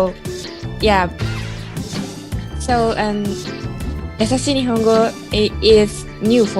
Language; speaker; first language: English; non-native, learner; Japanese